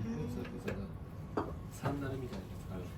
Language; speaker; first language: Japanese; native; Japanese